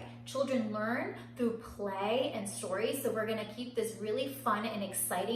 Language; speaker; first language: English; native; English